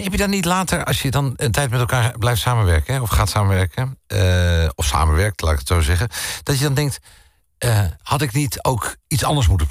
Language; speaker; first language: Dutch; native; Dutch